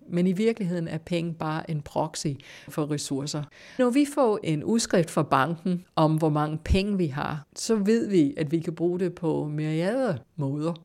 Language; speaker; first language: Danish; non-native, fluent; English